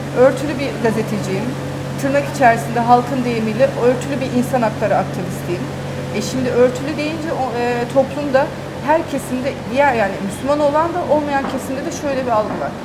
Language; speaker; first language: Turkish; early bilingual, heritage; Turkish